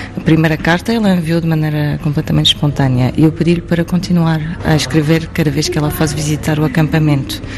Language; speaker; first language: Portuguese; early bilingual, heritage; Portuguese